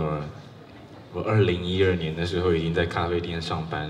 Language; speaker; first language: Chinese; native; Chinese